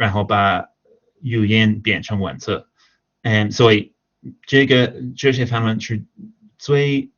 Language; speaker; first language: Chinese; non-native, fluent; English